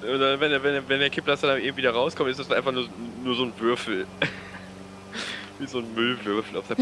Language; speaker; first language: German; native; German